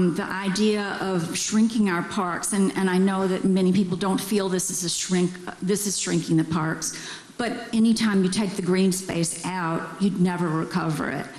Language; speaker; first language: English; native; English